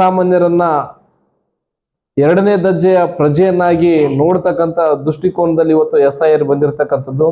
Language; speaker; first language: Kannada; native; Kannada